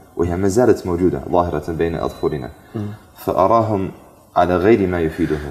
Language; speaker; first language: Arabic; non-native, fluent; English